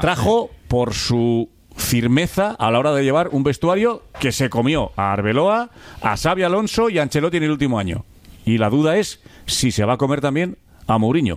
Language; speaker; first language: Spanish; native; Spanish